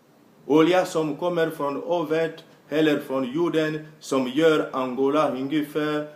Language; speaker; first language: Swedish; non-native, fluent; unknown